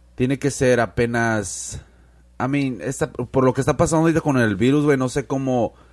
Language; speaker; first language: Spanish; early bilingual, heritage; Spanish